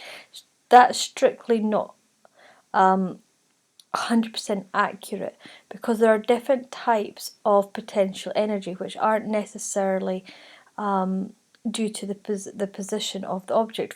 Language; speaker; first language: English; native; English